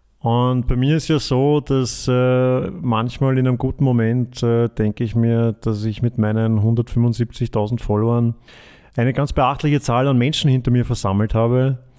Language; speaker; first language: German; native; German